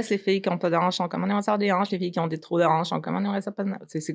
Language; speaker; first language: French; native; French